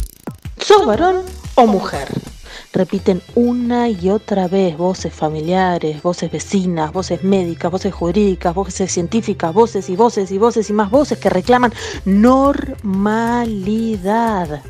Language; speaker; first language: Spanish; native; Spanish